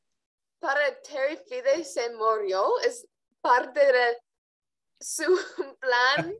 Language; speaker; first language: Spanish; non-native, learner; English